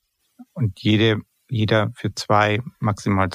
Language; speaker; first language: German; native; German